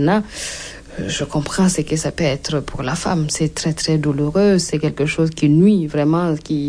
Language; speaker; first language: French; non-native, local second language; Mossi